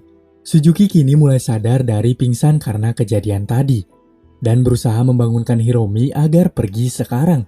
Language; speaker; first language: Indonesian; native; Indonesian